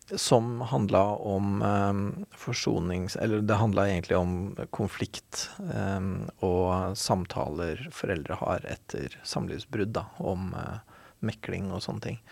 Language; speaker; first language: Norwegian; native; Norwegian